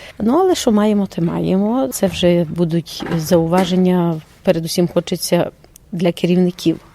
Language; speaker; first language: Ukrainian; native; Ukrainian